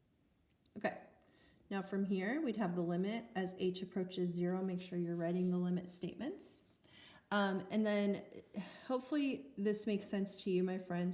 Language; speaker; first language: English; native; English